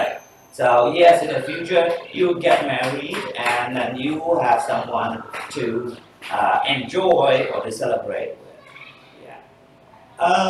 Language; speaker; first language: English; non-native, fluent; Vietnamese